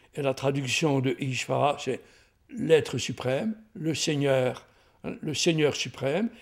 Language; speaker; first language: French; native; French